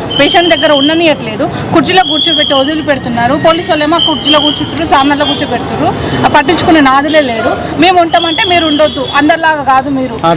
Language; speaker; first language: Telugu; native; Telugu